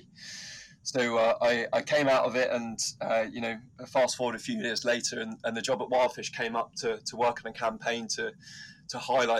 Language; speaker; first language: English; native; English